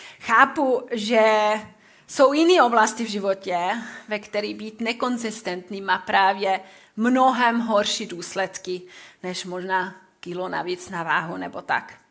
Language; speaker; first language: Czech; non-native, fluent; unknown